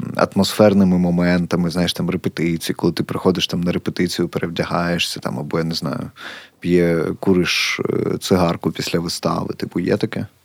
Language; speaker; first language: Ukrainian; native; Ukrainian